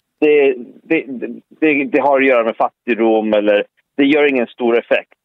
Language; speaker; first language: Swedish; early bilingual, other home language; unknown